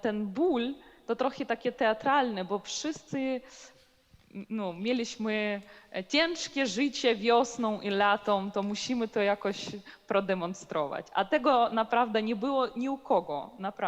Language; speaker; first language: Polish; non-native, learner; Ukrainian